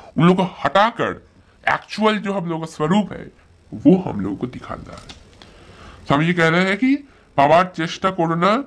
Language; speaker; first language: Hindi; non-native, local second language; Bangla